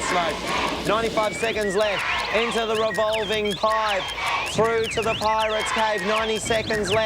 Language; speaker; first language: English; native; English